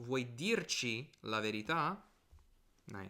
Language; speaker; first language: Italian; non-native, fluent; English